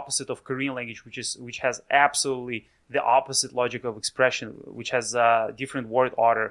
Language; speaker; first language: English; non-native, fluent; Russian